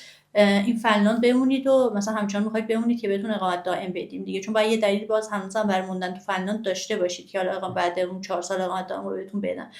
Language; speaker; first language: Persian; native; Persian